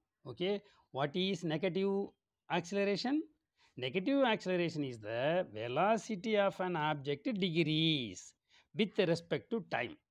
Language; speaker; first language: English; non-native, local second language; Tamil